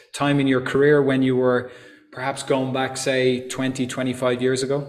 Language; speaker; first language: English; native; English